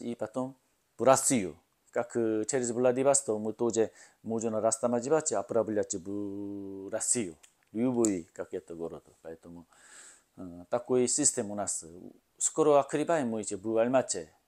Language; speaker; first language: Russian; non-native, learner; Korean